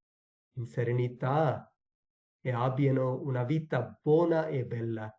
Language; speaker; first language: Italian; non-native, fluent; Tamil